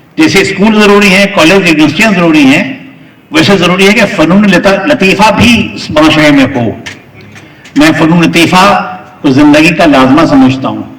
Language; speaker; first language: Urdu; native; Urdu